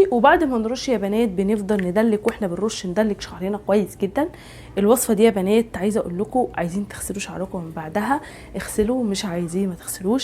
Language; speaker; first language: Arabic; native; Arabic